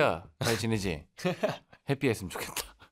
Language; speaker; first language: Korean; native; Korean